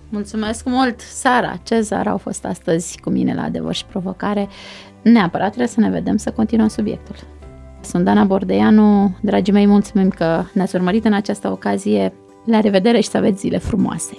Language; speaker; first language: Romanian; native; Romanian